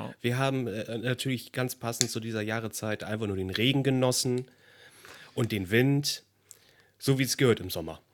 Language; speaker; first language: German; native; German